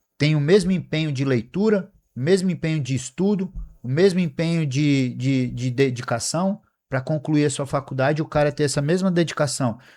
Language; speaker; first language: Portuguese; native; Portuguese